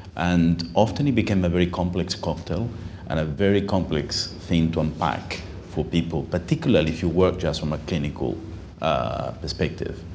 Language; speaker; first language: English; non-native, fluent; Spanish